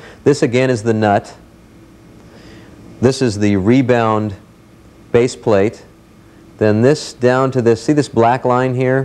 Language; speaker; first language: English; native; English